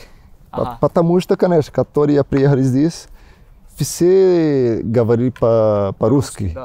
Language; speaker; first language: Russian; non-native, learner; Portuguese